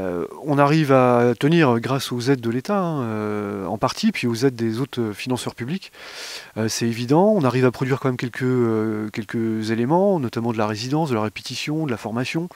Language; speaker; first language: French; native; French